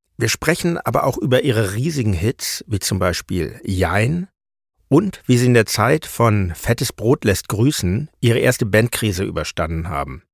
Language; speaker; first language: German; native; German